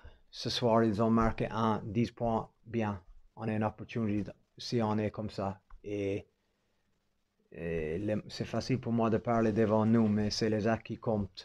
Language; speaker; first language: French; non-native, fluent; English